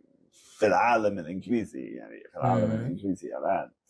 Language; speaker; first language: Arabic; non-native, fluent; English